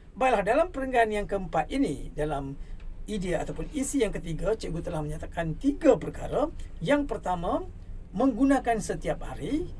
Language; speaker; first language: Malay; non-native, local second language; Tamil